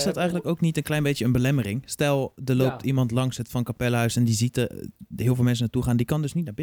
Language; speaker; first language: Dutch; native; Dutch